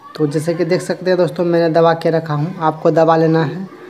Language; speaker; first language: Hindi; native; Hindi